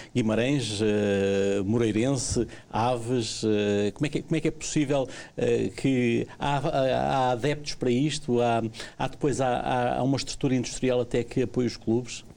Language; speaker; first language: Portuguese; native; Portuguese